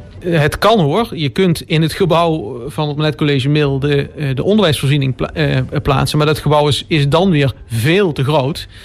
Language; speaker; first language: Dutch; native; Dutch